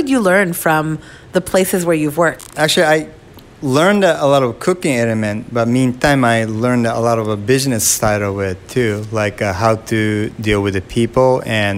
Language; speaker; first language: English; non-native, fluent; Japanese